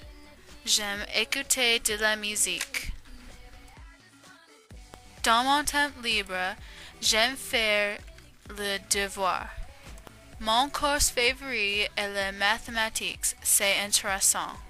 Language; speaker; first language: French; non-native, learner; English